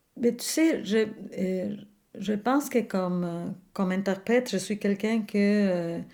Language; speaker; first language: French; non-native, fluent; Spanish